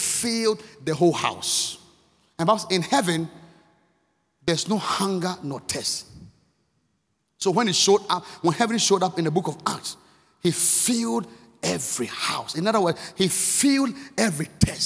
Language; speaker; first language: English; non-native, local second language; Akan